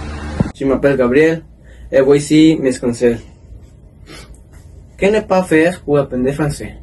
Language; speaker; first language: French; non-native, learner; Spanish